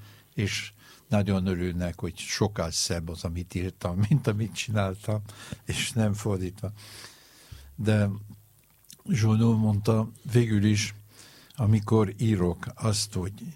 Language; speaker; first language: Hungarian; non-native, learner; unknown